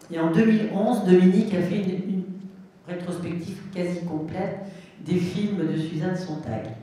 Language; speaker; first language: French; native; French